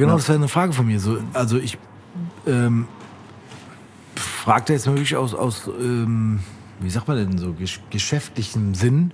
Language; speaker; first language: German; native; German